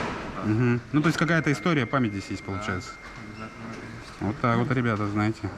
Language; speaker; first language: Russian; native; Russian